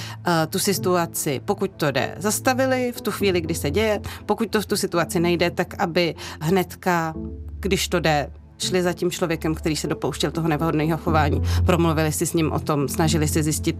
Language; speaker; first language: Czech; native; Czech